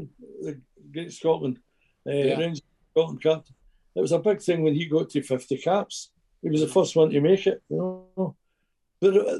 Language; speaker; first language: English; native; English